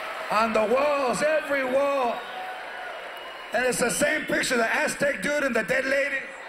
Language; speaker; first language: English; early bilingual, other home language; Spanish